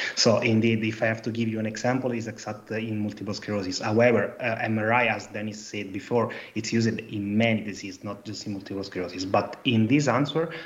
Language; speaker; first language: English; non-native, fluent; Italian